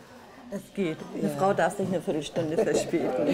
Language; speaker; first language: German; native; German